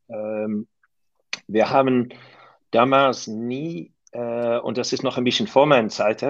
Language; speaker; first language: German; non-native, learner; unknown